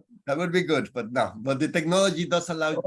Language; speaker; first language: English; non-native, fluent; Spanish